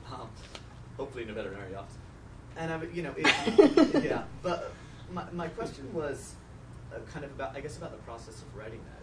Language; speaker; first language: English; native; English